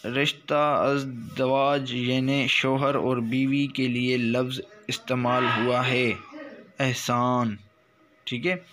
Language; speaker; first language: Urdu; non-native, local second language; Sindhi